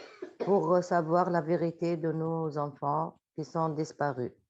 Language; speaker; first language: French; non-native, local second language; Arabic